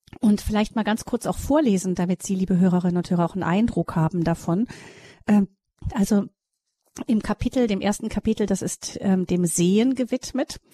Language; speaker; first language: German; native; German